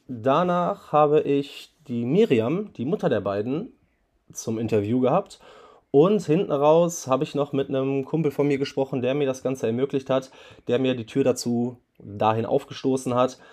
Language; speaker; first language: German; native; German